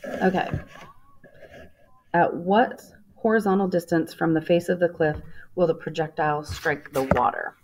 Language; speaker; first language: English; native; English